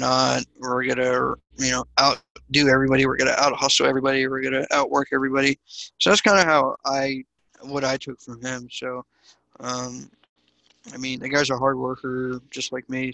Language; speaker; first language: English; native; English